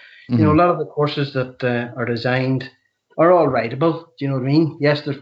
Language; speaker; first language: English; native; English